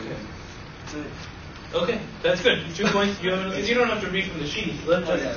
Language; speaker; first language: English; native; English